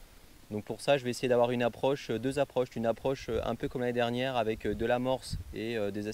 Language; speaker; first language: French; native; French